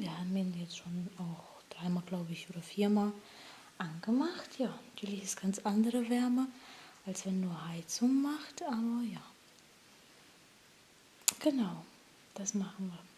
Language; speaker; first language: German; native; German